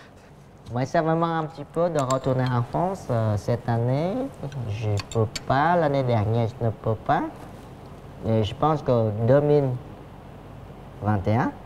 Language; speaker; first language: French; non-native, fluent; Vietnamese